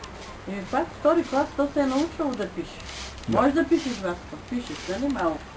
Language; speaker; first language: Bulgarian; native; Bulgarian